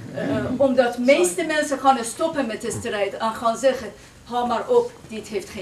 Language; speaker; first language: Dutch; non-native, fluent; Persian